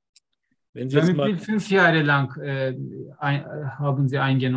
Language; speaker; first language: German; non-native, learner; Turkish